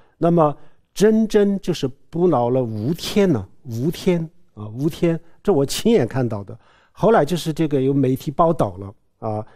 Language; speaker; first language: Chinese; non-native, local second language; Tibetan